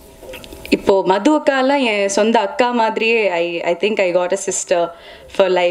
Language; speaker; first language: Tamil; non-native, local second language; Malayalam